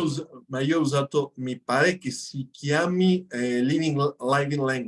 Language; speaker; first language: Italian; non-native, fluent; Spanish